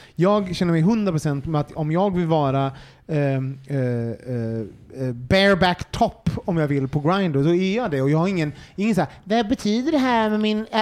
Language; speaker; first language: Swedish; native; Swedish